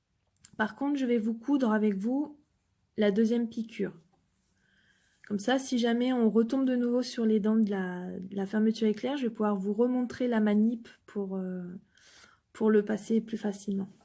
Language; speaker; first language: French; native; French